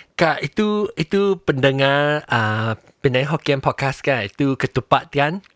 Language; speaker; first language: Malay; non-native, local second language; Min Nan Chinese